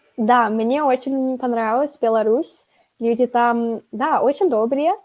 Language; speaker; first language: Russian; non-native, fluent; English